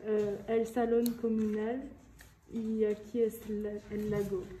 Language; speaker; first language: Spanish; non-native, learner; French